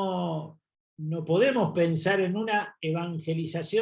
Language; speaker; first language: Spanish; native; Spanish